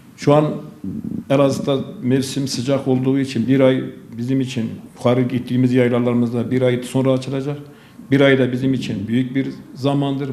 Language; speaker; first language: Turkish; native; Turkish